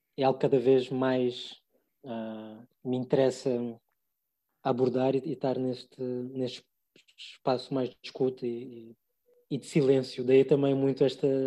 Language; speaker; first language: Portuguese; early bilingual, other home language; English